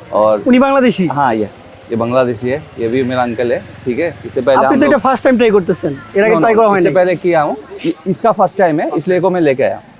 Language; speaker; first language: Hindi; non-native, local second language; Bangla